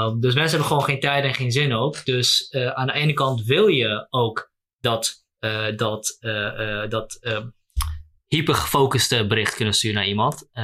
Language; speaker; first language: Dutch; native; Dutch